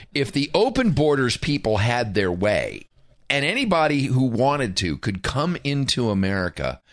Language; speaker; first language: English; native; English